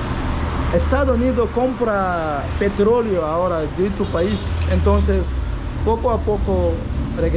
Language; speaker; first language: Spanish; non-native, learner; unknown